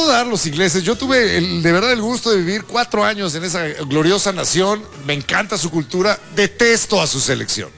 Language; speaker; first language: Spanish; native; Spanish